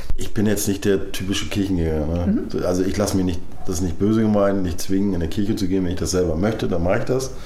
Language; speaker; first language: German; native; German